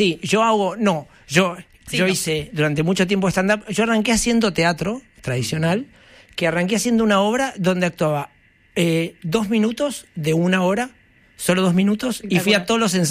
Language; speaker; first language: Spanish; native; Spanish